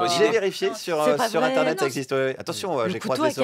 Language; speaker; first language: French; native; French